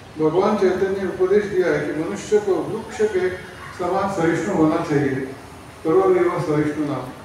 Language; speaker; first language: Hindi; non-native, local second language; Marathi